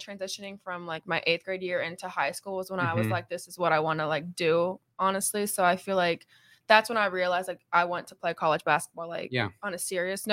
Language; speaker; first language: English; native; English